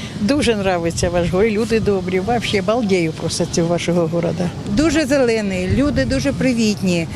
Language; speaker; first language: Ukrainian; non-native, local second language; Russian